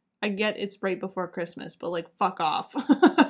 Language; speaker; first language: English; native; English